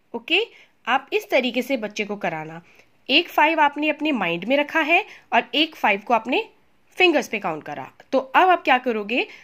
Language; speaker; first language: Hindi; native; Hindi